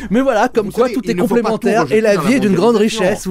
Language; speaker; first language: French; native; French